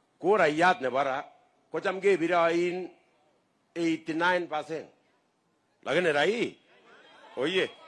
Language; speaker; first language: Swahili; non-native, local second language; Kalenjin